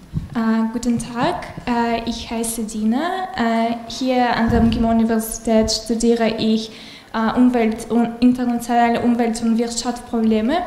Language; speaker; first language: German; non-native, learner; Russian